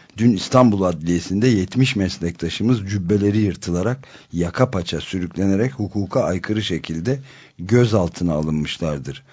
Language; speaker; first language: Turkish; native; Turkish